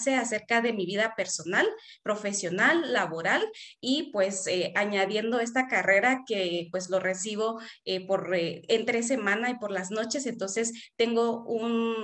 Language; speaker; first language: Spanish; native; Spanish